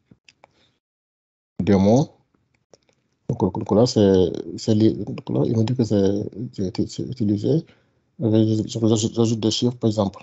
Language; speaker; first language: French; non-native, local second language; Wolof